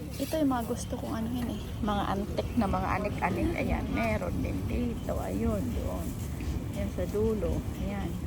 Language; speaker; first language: Filipino; native; Filipino